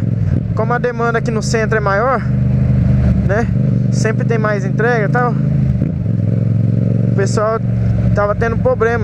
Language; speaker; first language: Portuguese; native; Portuguese